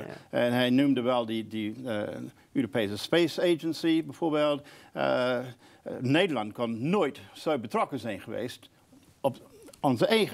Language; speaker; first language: Dutch; non-native, fluent; English